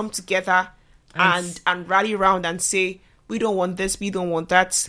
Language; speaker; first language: English; non-native, local second language; Igbo